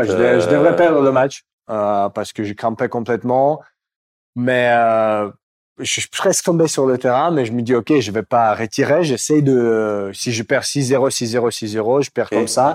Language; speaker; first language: French; non-native, fluent; Russian